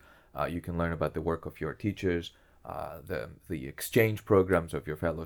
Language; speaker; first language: English; non-native, fluent; Greek